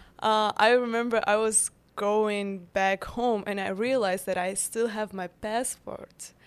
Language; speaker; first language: English; non-native, fluent; Russian